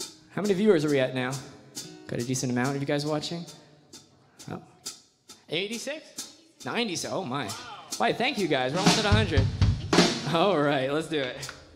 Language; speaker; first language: English; native; English